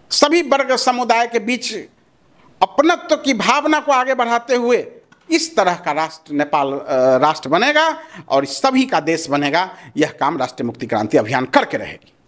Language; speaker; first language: Hindi; non-native, local second language; Maithili